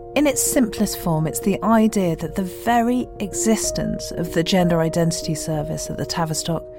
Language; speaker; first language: English; native; English